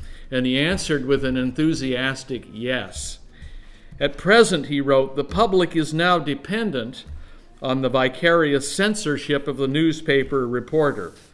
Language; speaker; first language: English; native; English